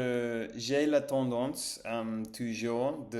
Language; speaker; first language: French; non-native, learner; English